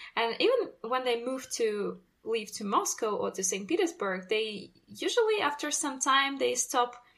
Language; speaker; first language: English; non-native, fluent; Russian